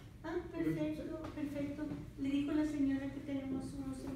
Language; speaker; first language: Spanish; non-native, fluent; English